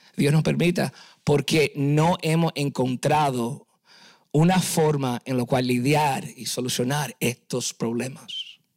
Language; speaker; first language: Spanish; early bilingual, heritage; Spanish